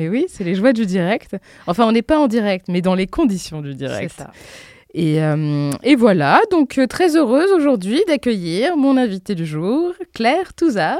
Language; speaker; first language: French; native; French